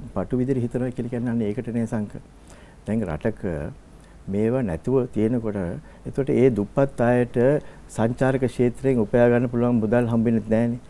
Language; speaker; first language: Sinhala; native; Sinhala